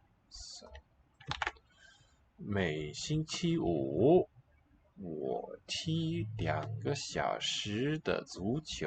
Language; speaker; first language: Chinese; non-native, learner; English